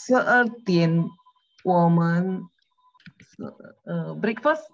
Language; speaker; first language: Chinese; non-native, learner; Indonesian